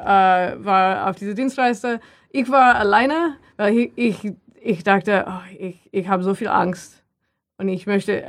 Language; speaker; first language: German; non-native, learner; English